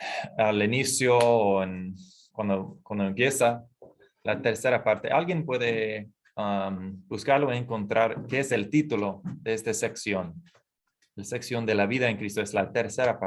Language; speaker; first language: Spanish; non-native, fluent; English